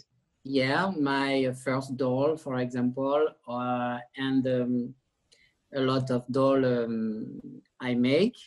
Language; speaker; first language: English; non-native, learner; French